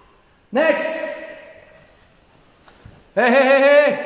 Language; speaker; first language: English; non-native, learner; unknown